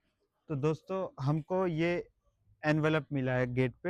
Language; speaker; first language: Hindi; native; Hindi